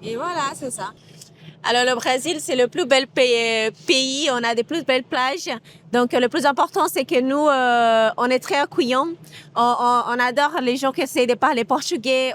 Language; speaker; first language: French; non-native, fluent; Portuguese